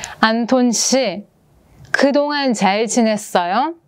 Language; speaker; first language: Korean; non-native, fluent; Russian